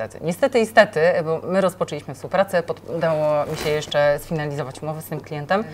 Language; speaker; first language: Polish; native; Polish